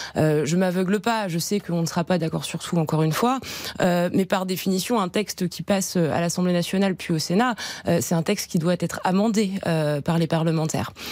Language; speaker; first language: French; native; French